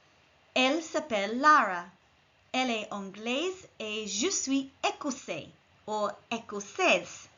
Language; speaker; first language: French; non-native, fluent; English